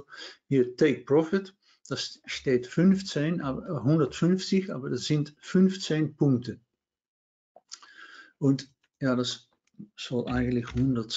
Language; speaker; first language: German; non-native, fluent; Dutch